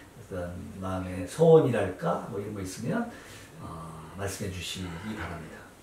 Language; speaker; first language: Korean; native; Korean